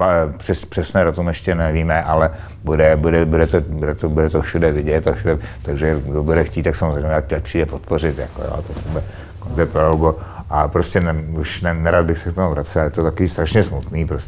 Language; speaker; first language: Czech; native; Czech